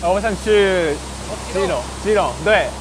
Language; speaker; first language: Chinese; non-native, learner; Japanese